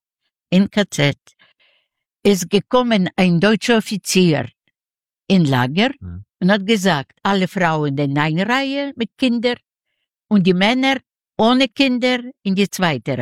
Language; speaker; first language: German; non-native, learner; Yiddish